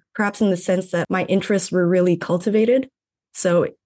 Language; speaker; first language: English; non-native, fluent; Filipino